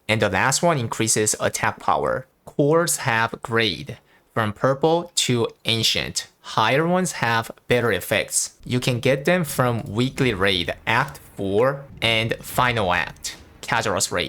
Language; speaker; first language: English; non-native, fluent; Korean